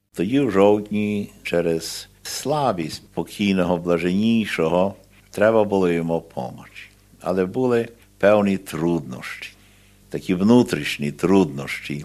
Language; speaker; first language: Ukrainian; early bilingual, heritage; Ukrainian